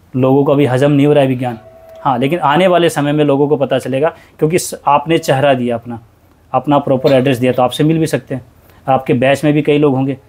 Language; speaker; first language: Hindi; native; Hindi